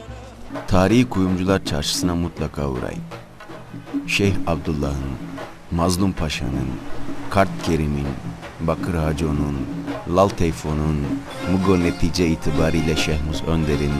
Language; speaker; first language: Turkish; native; Turkish